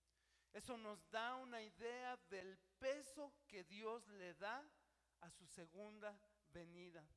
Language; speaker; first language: Spanish; native; Spanish